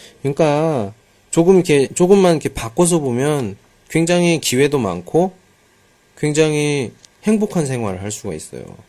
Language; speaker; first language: Korean; native; Korean